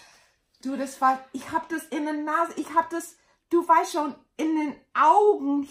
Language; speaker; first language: German; non-native, learner; English